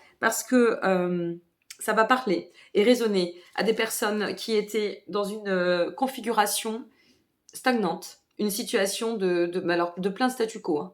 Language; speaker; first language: French; native; French